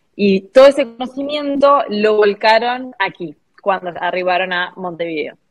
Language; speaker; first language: Spanish; native; Spanish